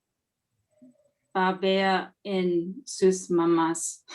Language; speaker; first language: Spanish; non-native, learner; English